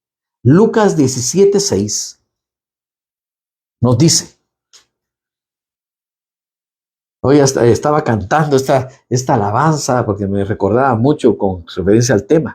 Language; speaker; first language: Spanish; native; Spanish